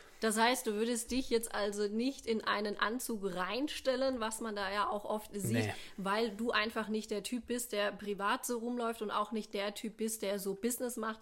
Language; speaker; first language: German; native; German